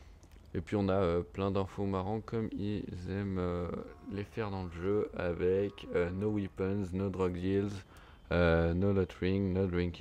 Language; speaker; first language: French; native; French